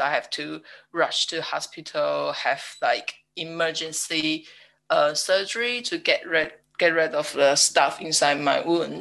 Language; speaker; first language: English; non-native, fluent; Chinese